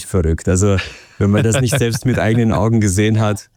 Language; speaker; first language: German; native; German